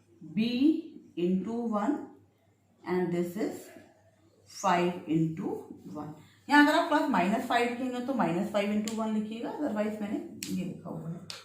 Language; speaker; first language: Hindi; native; Hindi